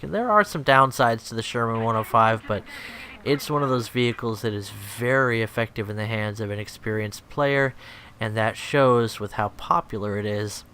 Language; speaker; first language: English; native; English